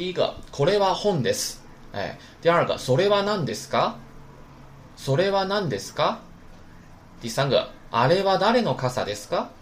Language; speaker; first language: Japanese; non-native, fluent; Chinese